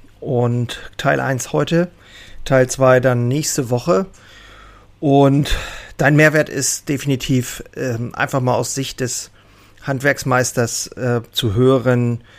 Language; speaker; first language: German; native; German